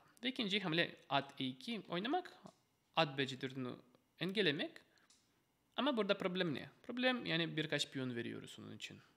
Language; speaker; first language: Turkish; non-native, fluent; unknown